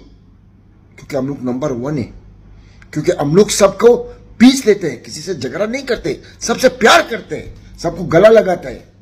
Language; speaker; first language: Hindi; non-native, learner; Arabic